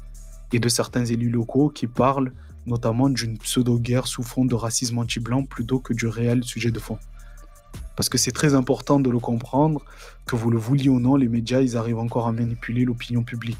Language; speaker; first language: French; native; French